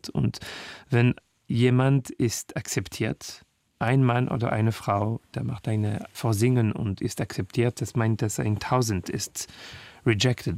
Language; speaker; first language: German; non-native, fluent; French